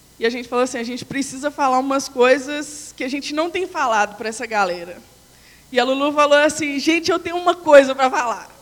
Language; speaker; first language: Portuguese; native; Portuguese